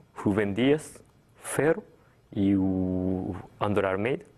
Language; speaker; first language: Portuguese; non-native, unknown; Japanese